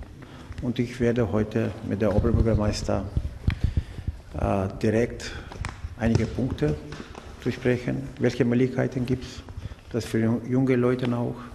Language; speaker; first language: German; non-native, learner; Macedonian